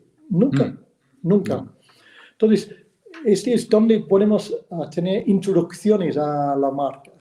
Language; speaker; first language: Spanish; non-native, fluent; English